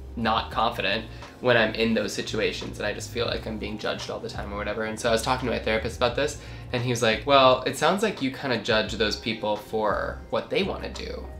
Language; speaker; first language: English; native; English